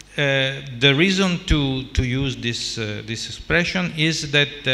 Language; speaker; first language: English; non-native, fluent; Italian